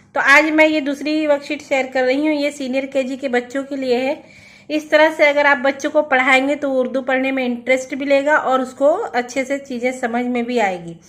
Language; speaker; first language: Hindi; native; Hindi